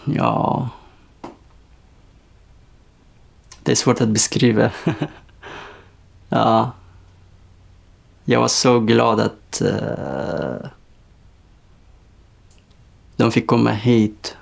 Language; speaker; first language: Swedish; non-native, learner; Persian